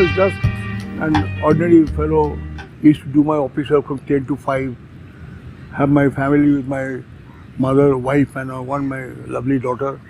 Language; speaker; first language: English; non-native, local second language; Bangla